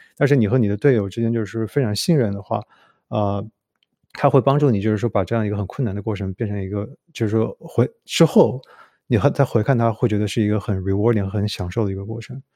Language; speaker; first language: Chinese; native; Chinese